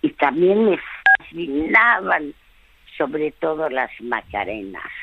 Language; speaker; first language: Spanish; early bilingual, other home language; French